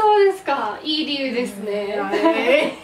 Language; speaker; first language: Japanese; non-native, fluent; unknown